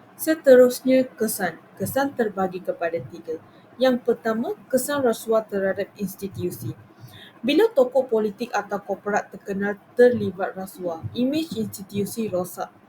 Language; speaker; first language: Malay; non-native, local second language; Tamil